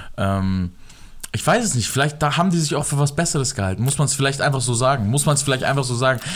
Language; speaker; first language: German; early bilingual, other home language; Persian